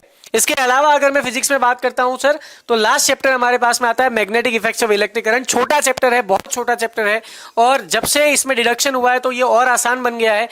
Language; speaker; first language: Hindi; native; Hindi